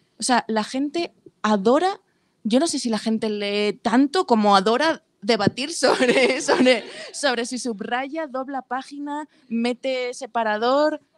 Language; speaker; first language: Spanish; native; Spanish